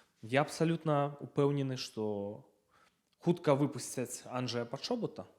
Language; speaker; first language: Belarusian; non-native, local second language; Russian